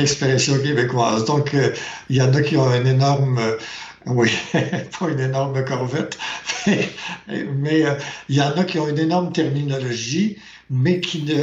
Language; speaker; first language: French; native; French